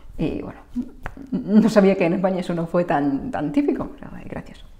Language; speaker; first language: Spanish; non-native, fluent; English